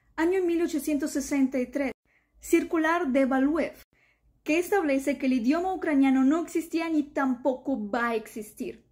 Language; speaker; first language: Spanish; non-native, fluent; Ukrainian